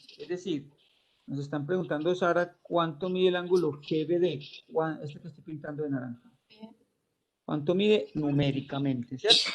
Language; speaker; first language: Spanish; native; Spanish